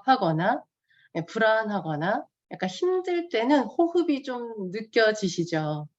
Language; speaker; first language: Korean; native; Korean